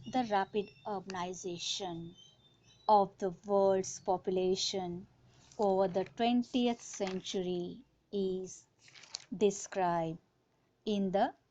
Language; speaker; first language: English; non-native, local second language; Kannada